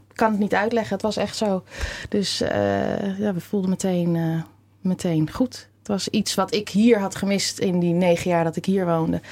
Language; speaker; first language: Dutch; native; Dutch